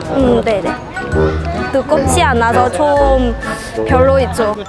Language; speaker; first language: Korean; non-native, learner; Vietnamese